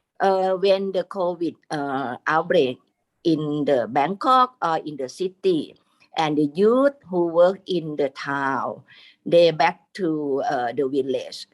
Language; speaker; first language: English; non-native, fluent; Thai